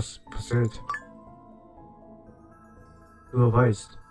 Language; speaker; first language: German; non-native, learner; Japanese